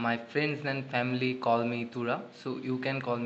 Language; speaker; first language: English; non-native, learner; Bangla